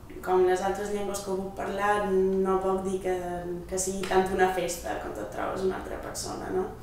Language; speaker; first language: Catalan; non-native, local second language; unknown